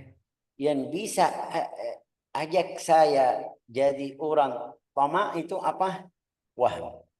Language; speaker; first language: Indonesian; non-native, fluent; Arabic